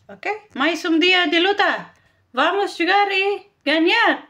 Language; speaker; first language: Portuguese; non-native, learner; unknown